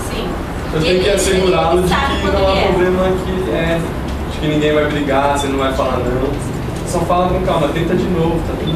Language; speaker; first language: Portuguese; native; Portuguese